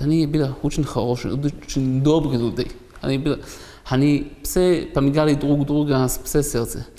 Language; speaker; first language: Russian; non-native, learner; Hebrew